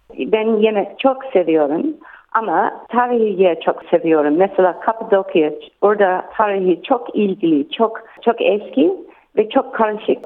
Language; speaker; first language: Turkish; non-native, learner; English